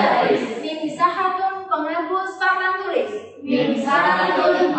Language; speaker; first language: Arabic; non-native, learner; Indonesian